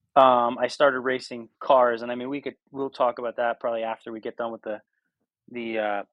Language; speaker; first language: English; native; English